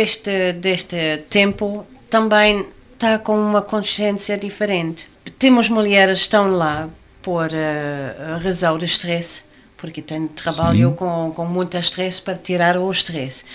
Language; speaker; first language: Portuguese; non-native, learner; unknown